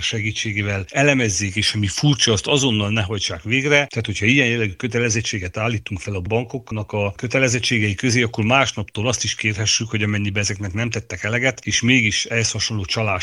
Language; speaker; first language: Hungarian; native; Hungarian